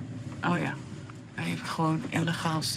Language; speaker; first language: Dutch; native; Dutch